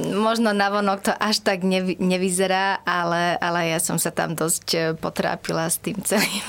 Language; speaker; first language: Slovak; non-native, local second language; Hungarian